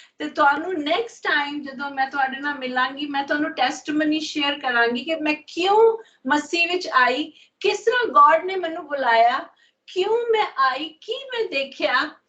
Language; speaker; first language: Punjabi; non-native, learner; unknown